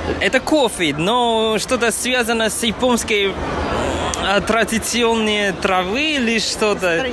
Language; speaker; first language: Russian; non-native, fluent; Chinese